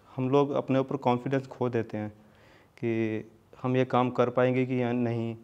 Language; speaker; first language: Hindi; native; Hindi